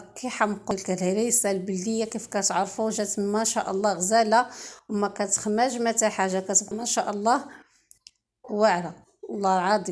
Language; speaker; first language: Arabic; native; Arabic